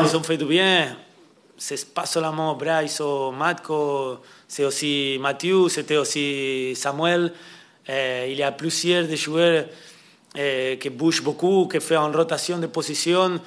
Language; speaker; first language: French; non-native, fluent; Spanish